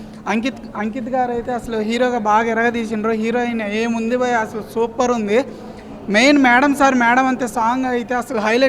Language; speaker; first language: Telugu; native; Telugu